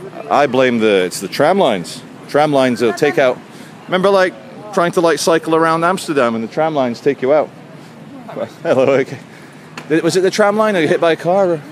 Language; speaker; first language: English; native; English